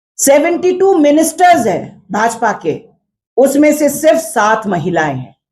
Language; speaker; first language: Hindi; non-native, local second language; Khasi